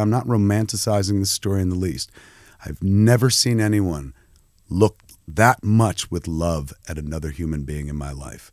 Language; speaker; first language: English; native; English